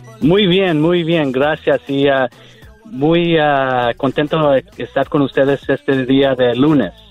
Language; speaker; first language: Spanish; early bilingual, heritage; Spanish